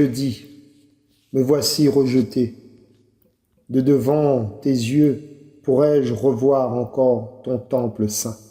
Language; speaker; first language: French; native; French